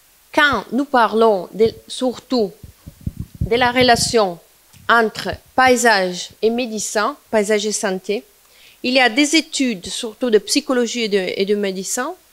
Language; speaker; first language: French; non-native, fluent; Italian